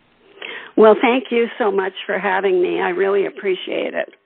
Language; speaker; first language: English; native; English